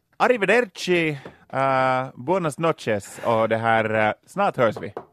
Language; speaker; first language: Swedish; native; Swedish